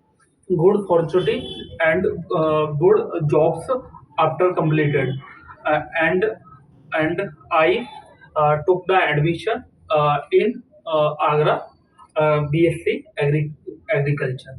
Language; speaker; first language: English; non-native, learner; Hindi